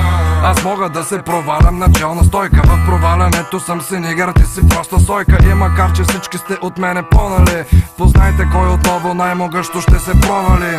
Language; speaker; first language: Bulgarian; native; Bulgarian